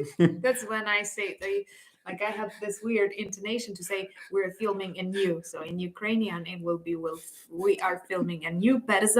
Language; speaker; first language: English; non-native, fluent; Ukrainian